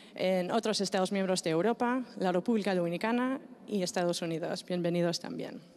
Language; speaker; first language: Spanish; non-native, fluent; Greek